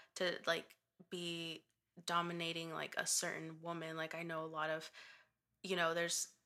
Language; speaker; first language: English; early bilingual, other home language; Spanish